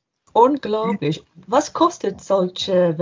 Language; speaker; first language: German; non-native, learner; English